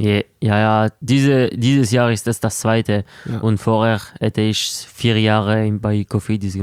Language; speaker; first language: German; non-native, local second language; French